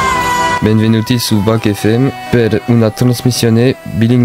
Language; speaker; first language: Italian; non-native, learner; French